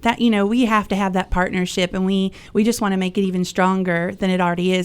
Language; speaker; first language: English; native; English